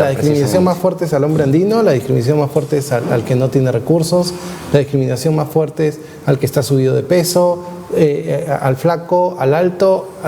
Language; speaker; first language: Spanish; native; Spanish